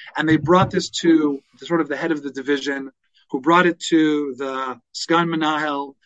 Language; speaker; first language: English; native; English